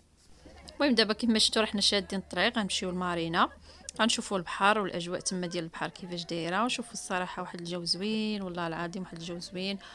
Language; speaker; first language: Arabic; native; Arabic